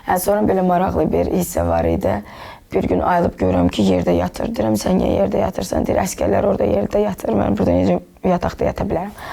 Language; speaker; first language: Azerbaijani; non-native, local second language; Russian